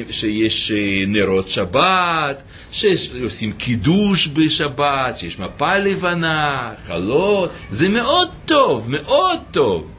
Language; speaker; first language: Hebrew; native; Hebrew